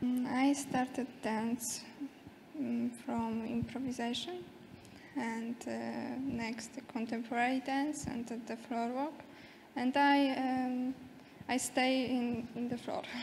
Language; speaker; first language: English; non-native, learner; Polish